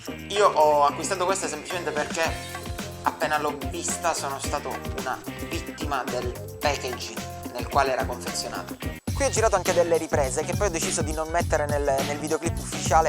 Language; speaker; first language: Italian; native; Italian